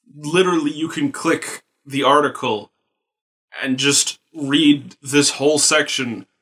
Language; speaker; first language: English; native; English